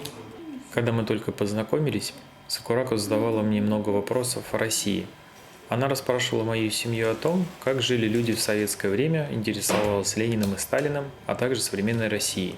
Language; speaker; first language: Russian; native; Russian